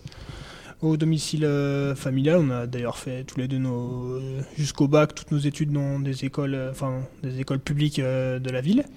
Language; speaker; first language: French; native; French